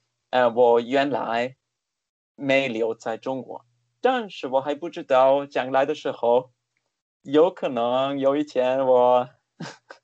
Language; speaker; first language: Chinese; non-native, fluent; German